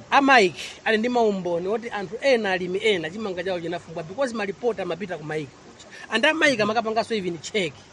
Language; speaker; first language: Nyanja; non-native, local second language; Tumbuka